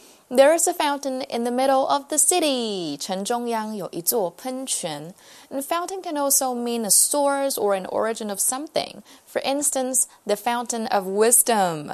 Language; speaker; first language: English; non-native, fluent; Chinese